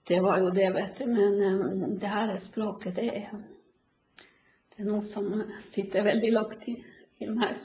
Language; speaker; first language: Norwegian; non-native, local second language; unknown